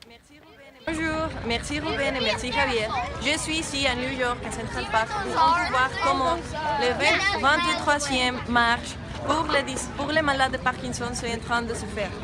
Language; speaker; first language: French; non-native, learner; Spanish